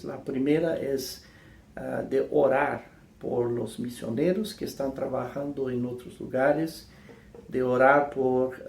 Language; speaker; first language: Spanish; non-native, fluent; English